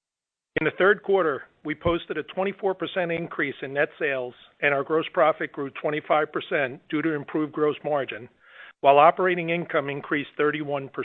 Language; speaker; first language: English; native; English